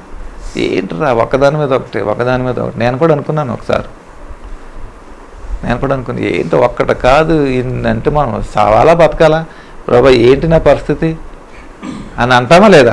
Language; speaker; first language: Telugu; native; Telugu